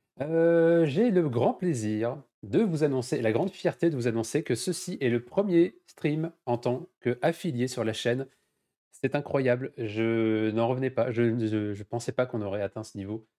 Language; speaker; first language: French; native; French